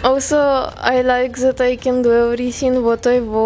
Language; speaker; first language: English; non-native, learner; Russian